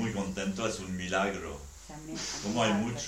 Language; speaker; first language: Spanish; non-native, learner; French